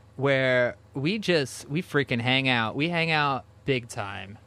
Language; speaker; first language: English; native; English